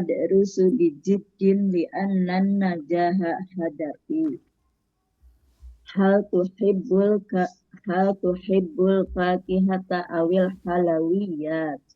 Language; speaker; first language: Arabic; non-native, learner; Indonesian